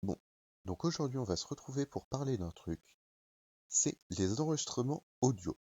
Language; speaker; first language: French; native; French